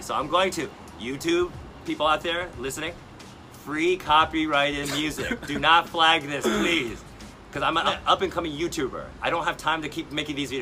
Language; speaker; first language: English; early bilingual, other home language; Chinese